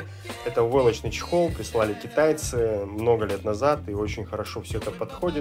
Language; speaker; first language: Russian; native; Russian